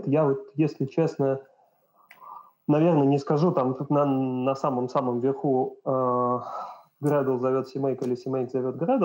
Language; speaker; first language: Russian; native; Russian